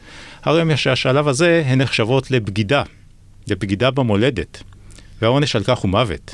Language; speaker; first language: Hebrew; native; Hebrew